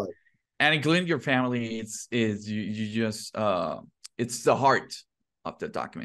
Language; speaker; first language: English; non-native, local second language; Spanish